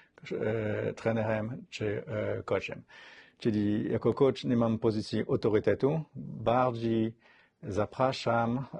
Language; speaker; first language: Polish; non-native, fluent; French